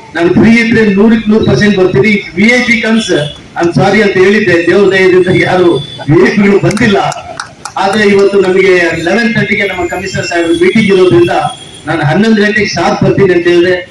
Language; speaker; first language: Kannada; native; Kannada